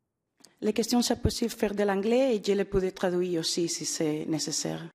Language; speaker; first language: French; non-native, learner; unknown